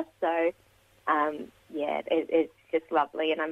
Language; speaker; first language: English; native; English